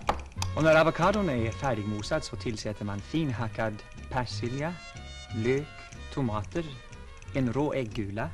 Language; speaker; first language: Swedish; non-native, fluent; English